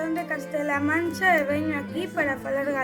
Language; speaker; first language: Galician; non-native, local second language; Spanish